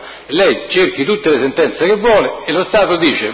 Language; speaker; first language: Italian; native; Italian